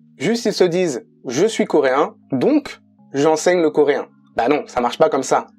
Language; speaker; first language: French; native; French